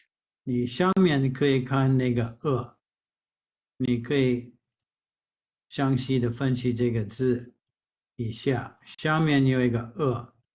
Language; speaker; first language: Chinese; non-native, fluent; English